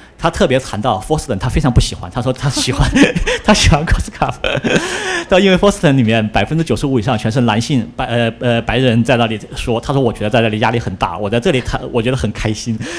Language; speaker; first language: Chinese; native; Chinese